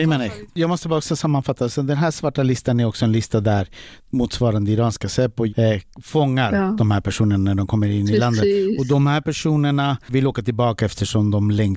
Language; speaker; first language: Swedish; native; Swedish